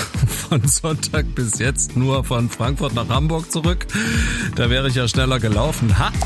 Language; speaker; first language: German; native; German